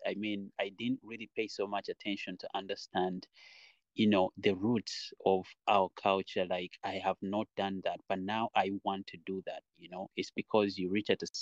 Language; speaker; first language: English; non-native, local second language; Nyankole